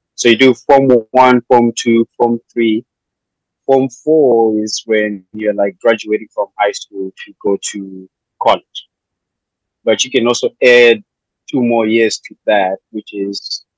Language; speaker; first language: English; non-native, local second language; Shona